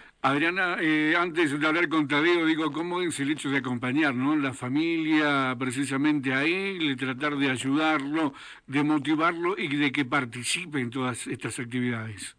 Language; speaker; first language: Spanish; native; Spanish